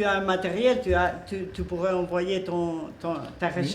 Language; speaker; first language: French; non-native, fluent; Spanish